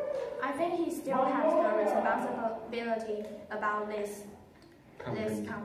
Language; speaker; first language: English; non-native, learner; Chinese